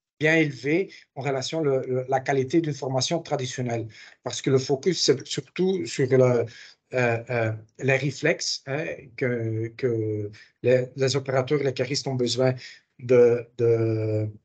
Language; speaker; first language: French; non-native, local second language; Dutch